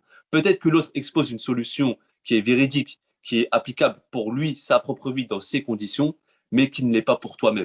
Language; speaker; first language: French; native; French